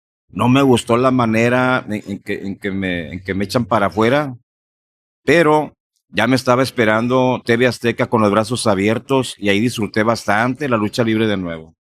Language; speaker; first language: Spanish; native; Spanish